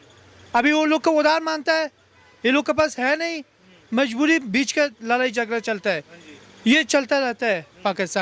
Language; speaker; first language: Hindi; non-native, learner; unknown